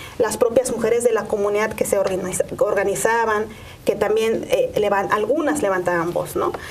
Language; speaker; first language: Spanish; non-native, local second language; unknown